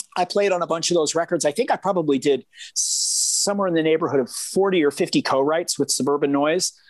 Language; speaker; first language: English; native; English